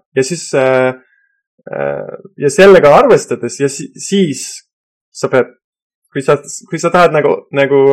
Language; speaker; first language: Estonian; non-native, fluent; Persian